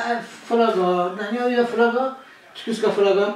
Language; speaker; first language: Swedish; non-native, learner; Kurdish